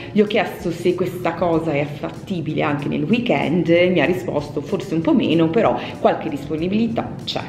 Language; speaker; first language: Italian; native; Italian